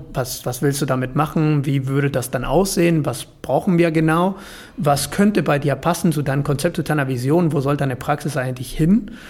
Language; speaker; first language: German; non-native, fluent; Spanish